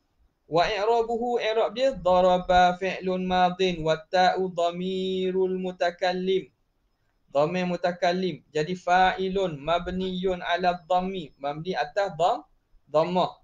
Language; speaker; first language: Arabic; non-native, fluent; Malay